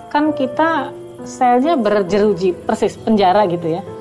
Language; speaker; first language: Indonesian; native; Indonesian